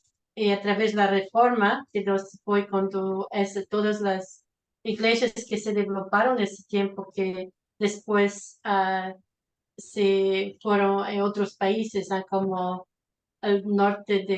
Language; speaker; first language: Spanish; non-native, fluent; Portuguese